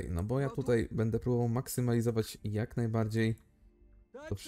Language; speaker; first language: Polish; native; Polish